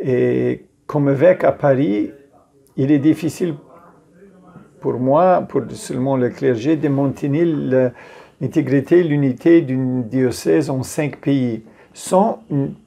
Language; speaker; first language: French; non-native, fluent; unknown